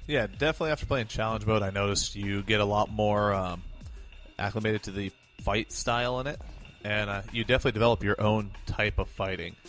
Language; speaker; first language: English; native; English